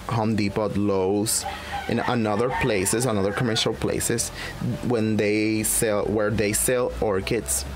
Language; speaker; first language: English; non-native, fluent; Spanish